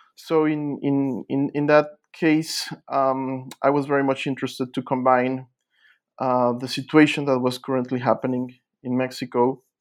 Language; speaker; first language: English; non-native, fluent; Spanish